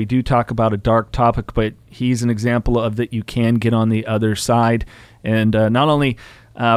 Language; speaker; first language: English; native; English